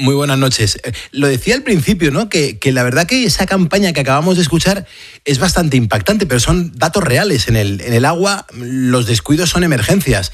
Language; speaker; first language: Spanish; native; Spanish